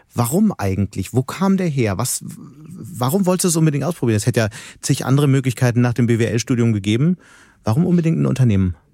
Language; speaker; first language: German; native; German